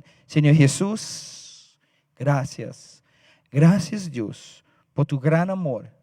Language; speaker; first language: Spanish; non-native, fluent; English